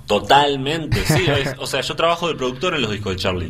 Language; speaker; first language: Spanish; native; Spanish